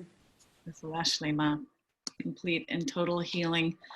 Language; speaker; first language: English; native; English